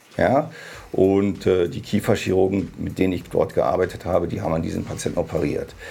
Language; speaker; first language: German; native; German